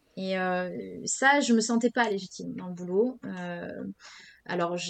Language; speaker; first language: French; native; French